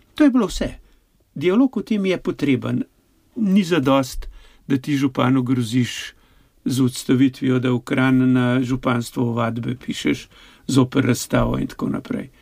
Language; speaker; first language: Slovenian; native; Slovenian